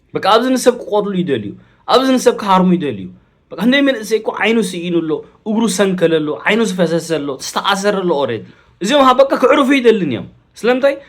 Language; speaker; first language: Tigrinya; early bilingual, heritage; Tigrinya